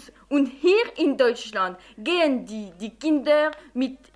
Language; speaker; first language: German; non-native, fluent; French